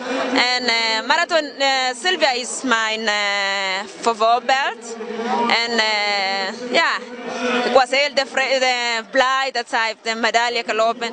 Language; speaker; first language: Dutch; non-native, learner; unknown